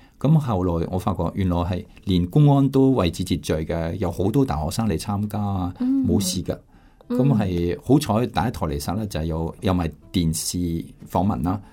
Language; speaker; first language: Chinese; non-native, fluent; French